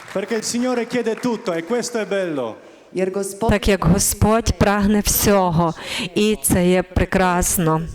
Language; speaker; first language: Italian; non-native, fluent; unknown